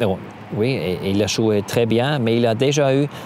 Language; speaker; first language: French; non-native, learner; German